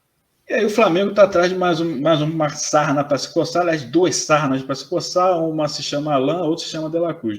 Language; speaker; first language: Portuguese; native; Portuguese